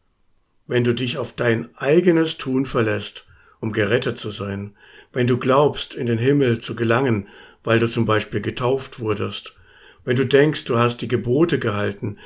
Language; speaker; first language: German; native; German